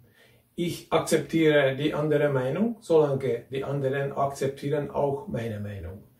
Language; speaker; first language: German; non-native, fluent; Hungarian